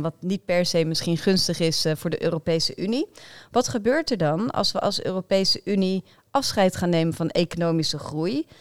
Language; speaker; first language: Dutch; native; Dutch